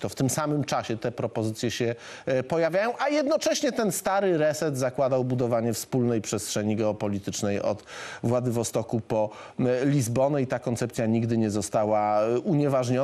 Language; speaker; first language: Polish; native; Polish